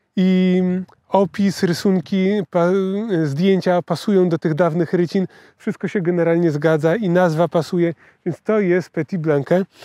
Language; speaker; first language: Polish; native; Polish